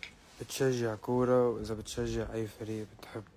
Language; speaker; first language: Arabic; native; Arabic